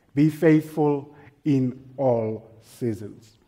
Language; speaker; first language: English; non-native, local second language; Northern Sotho